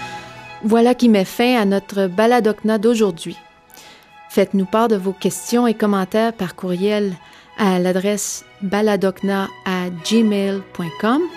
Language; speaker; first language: French; native; French